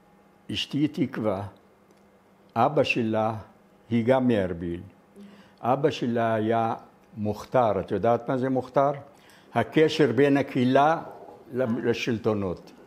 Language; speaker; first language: Hebrew; non-native, fluent; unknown